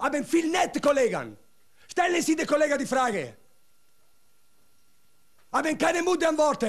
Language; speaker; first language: German; non-native, learner; Italian